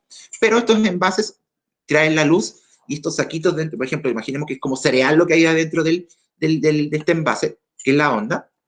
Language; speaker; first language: Spanish; native; Spanish